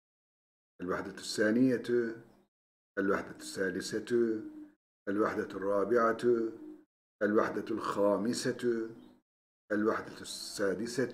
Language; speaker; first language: Arabic; non-native, fluent; Turkish